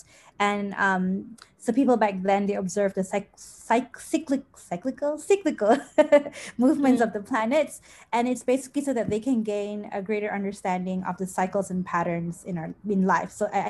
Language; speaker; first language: English; non-native, local second language; Malay